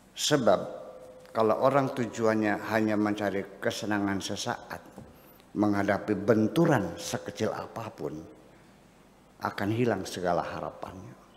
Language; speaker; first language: Indonesian; non-native, local second language; Javanese